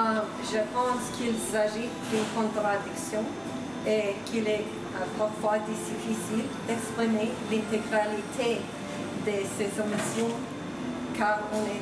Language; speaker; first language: French; non-native, fluent; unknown